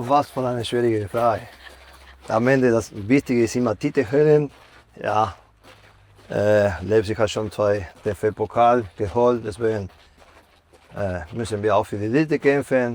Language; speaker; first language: German; non-native, fluent; Spanish